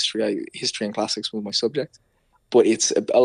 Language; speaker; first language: English; native; English